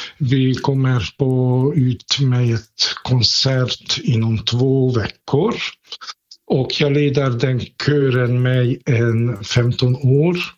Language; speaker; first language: Swedish; non-native, fluent; Hungarian